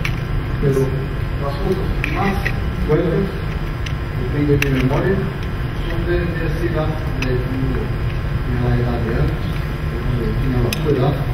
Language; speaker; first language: Spanish; non-native, learner; Portuguese